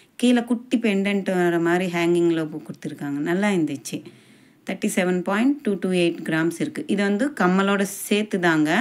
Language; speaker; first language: Tamil; non-native, local second language; Telugu